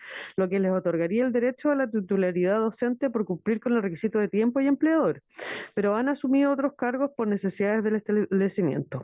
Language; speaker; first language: Spanish; native; Spanish